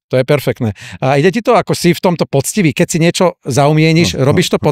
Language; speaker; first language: Slovak; native; Slovak